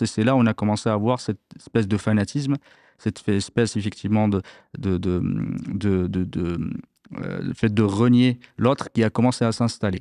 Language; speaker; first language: French; native; French